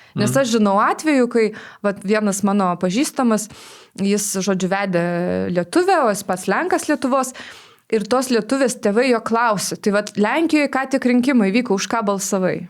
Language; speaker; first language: Lithuanian; non-native, local second language; Polish